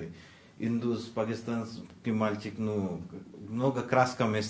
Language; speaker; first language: Russian; non-native, learner; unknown